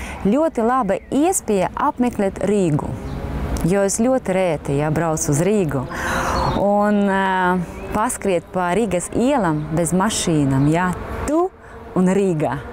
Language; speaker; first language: Latvian; non-native, local second language; Russian